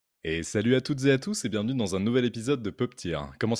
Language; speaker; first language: French; native; French